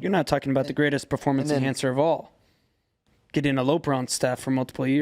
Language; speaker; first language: English; native; English